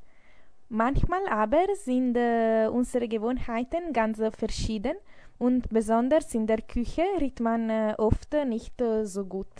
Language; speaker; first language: German; non-native, learner; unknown